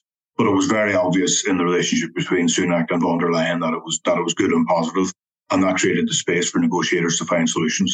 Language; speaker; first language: English; native; English